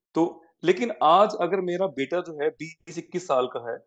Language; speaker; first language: Hindi; native; Hindi